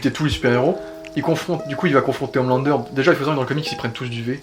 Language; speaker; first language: French; native; French